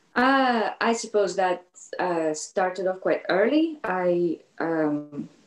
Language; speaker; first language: English; native; English